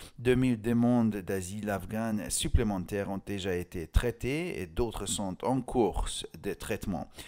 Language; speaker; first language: French; non-native, fluent; Hungarian